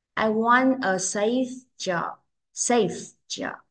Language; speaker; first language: English; non-native, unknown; Vietnamese